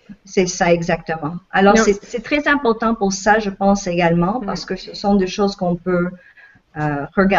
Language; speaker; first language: French; non-native, local second language; English